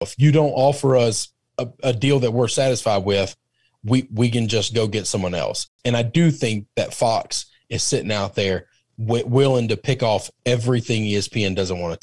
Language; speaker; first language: English; native; English